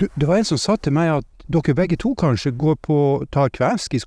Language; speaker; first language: Norwegian; native; Norwegian